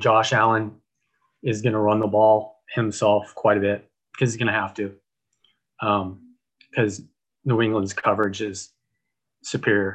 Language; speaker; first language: English; native; English